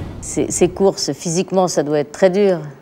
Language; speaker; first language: French; native; French